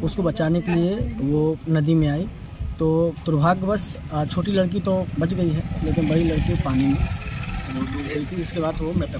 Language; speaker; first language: Hindi; native; Hindi